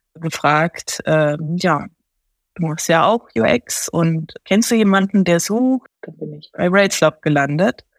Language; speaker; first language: German; early bilingual, other home language; Japanese